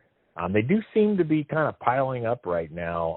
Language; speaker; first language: English; native; English